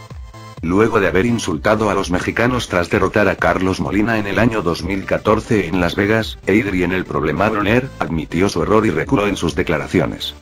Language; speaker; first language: Spanish; native; Spanish